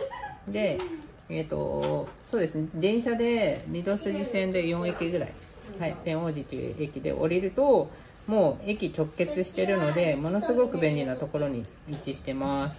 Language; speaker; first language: Japanese; native; Japanese